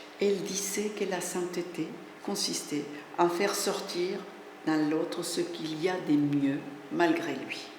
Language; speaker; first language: French; non-native, fluent; Spanish